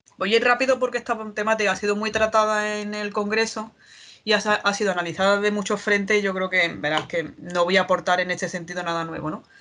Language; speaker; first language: Spanish; native; Spanish